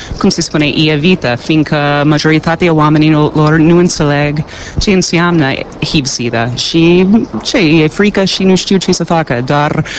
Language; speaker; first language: Romanian; non-native, fluent; English